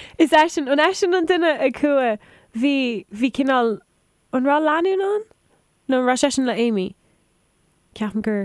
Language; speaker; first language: Irish; non-native, local second language; English